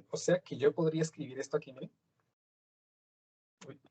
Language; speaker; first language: Spanish; native; Spanish